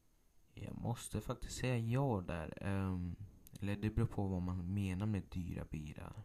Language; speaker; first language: Swedish; early bilingual, other home language; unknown